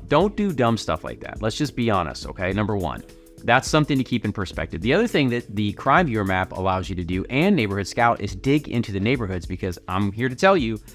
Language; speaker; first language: English; native; English